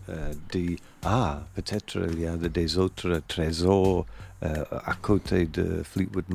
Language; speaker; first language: French; non-native, learner; English